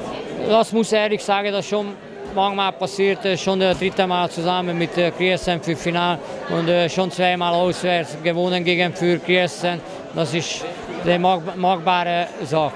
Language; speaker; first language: German; non-native, learner; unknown